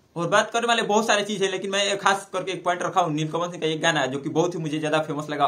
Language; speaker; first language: Hindi; non-native, local second language; Bhojpuri